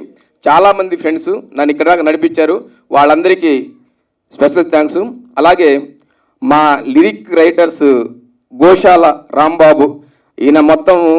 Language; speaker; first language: Telugu; native; Telugu